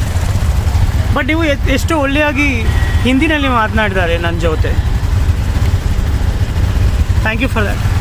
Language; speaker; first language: Kannada; non-native, local second language; Telugu